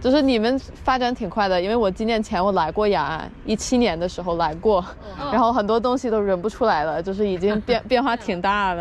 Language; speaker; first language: Chinese; non-native, fluent; English